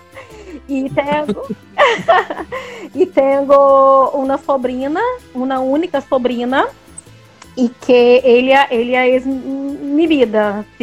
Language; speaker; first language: Spanish; non-native, learner; Portuguese